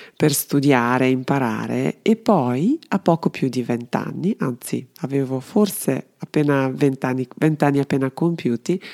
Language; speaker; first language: Italian; non-native, fluent; Serbian